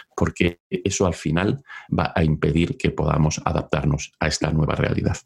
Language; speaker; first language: Spanish; native; Spanish